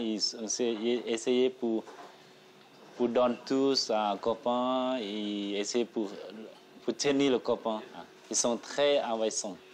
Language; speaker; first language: French; non-native, learner; Thai